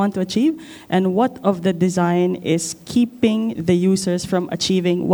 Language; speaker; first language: English; non-native, local second language; Filipino